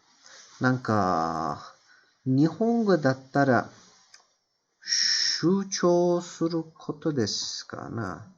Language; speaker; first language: Japanese; non-native, fluent; Turkish